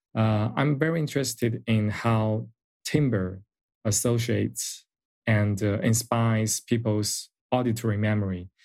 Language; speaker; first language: English; non-native, fluent; Chinese